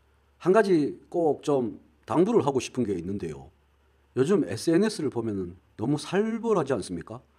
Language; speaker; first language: Korean; native; Korean